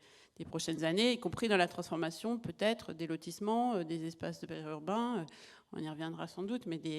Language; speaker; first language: French; native; French